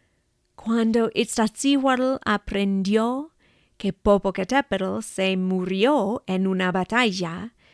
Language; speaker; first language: Spanish; non-native, fluent; English